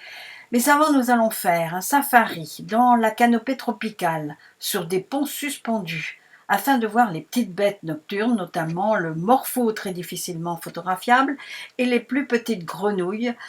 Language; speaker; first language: French; native; French